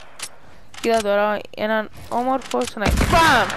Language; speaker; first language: Greek; native; Greek